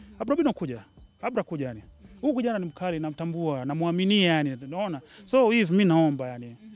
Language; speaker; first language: Swahili; native; Swahili